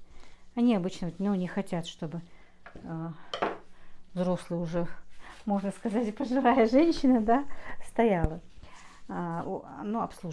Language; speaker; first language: Russian; non-native, local second language; Chechen